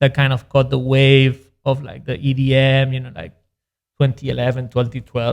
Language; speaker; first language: English; non-native, fluent; Spanish